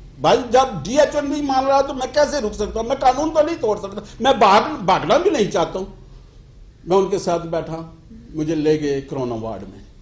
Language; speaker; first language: Urdu; non-native, local second language; Pahari-Potwari